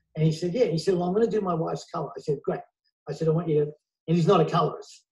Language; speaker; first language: English; native; English